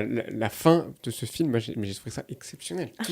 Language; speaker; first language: French; native; French